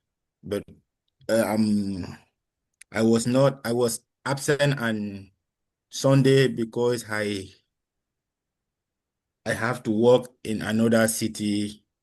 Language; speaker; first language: English; non-native, learner; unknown